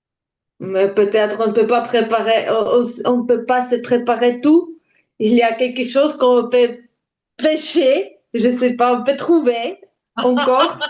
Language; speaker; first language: French; non-native, learner; Ukrainian